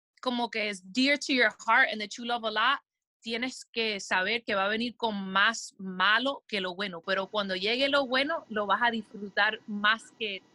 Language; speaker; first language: Spanish; early bilingual, heritage; Spanish